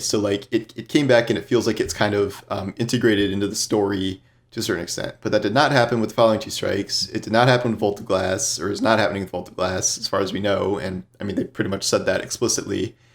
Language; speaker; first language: English; native; English